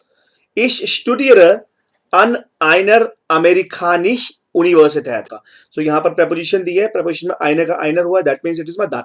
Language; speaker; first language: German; non-native, fluent; Hindi